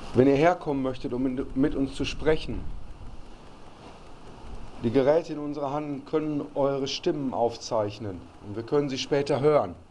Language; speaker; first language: German; native; German